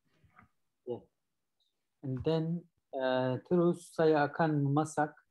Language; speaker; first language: Indonesian; non-native, learner; Turkish